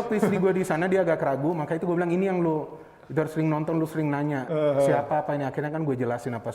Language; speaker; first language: Indonesian; native; Indonesian